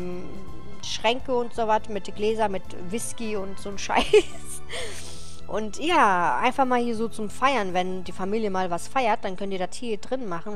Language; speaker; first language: German; native; German